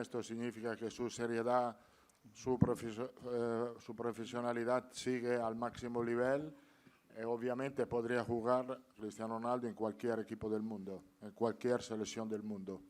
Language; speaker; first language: Spanish; non-native, fluent; Italian